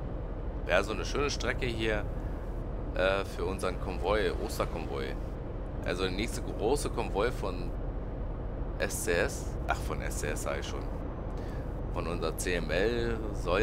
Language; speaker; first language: German; native; German